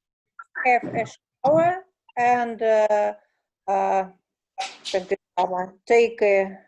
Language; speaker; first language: English; non-native, learner; Russian